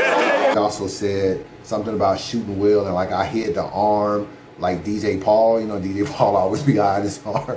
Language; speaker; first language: English; native; English